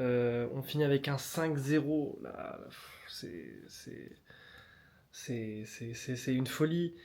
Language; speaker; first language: French; native; French